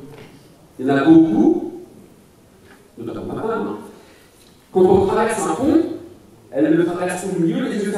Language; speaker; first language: French; native; French